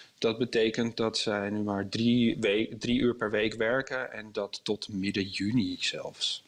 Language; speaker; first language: Dutch; native; Dutch